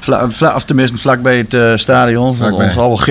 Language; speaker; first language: Dutch; native; Dutch